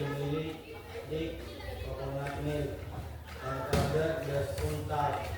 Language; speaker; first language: English; non-native, learner; Indonesian